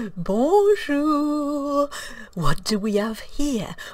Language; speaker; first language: English; non-native, fluent; French